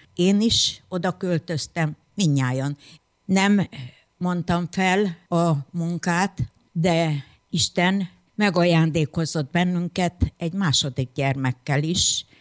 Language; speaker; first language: Hungarian; native; Hungarian